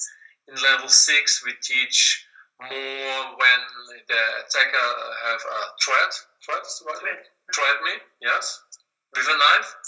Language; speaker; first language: English; non-native, learner; German